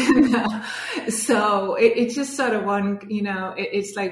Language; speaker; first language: English; non-native, fluent; Danish